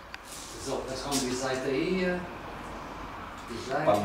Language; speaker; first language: German; non-native, learner; Portuguese